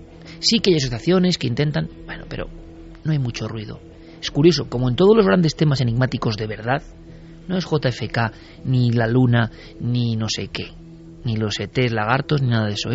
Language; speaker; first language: Spanish; native; Spanish